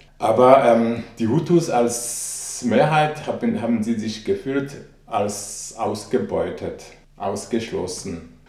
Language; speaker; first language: German; non-native, fluent; Rundi